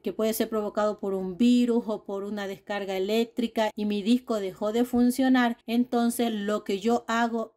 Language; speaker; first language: Spanish; native; Spanish